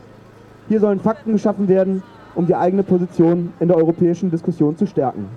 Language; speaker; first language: German; native; German